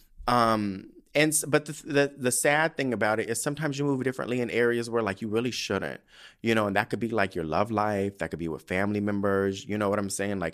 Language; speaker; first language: English; native; English